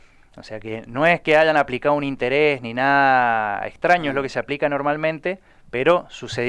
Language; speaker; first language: Spanish; native; Spanish